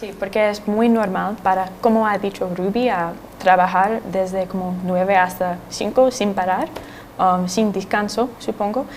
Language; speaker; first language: Spanish; non-native, fluent; English